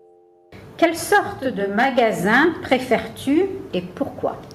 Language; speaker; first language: French; non-native, fluent; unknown